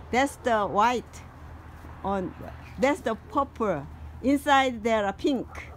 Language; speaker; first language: English; non-native, learner; Korean